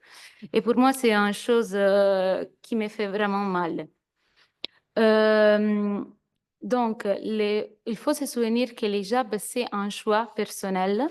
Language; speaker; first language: French; non-native, fluent; Italian